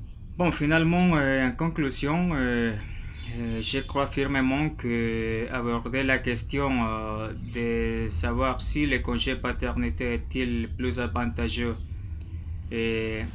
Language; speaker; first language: French; non-native, learner; Spanish